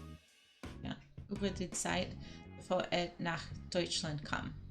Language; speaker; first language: German; non-native, learner; Spanish